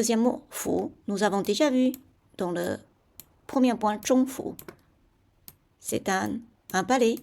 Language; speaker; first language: French; non-native, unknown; Chinese